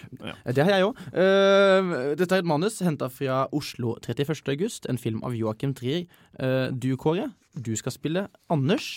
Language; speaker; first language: Norwegian; native; Norwegian